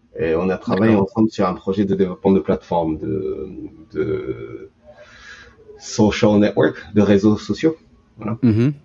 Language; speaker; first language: French; early bilingual, heritage; French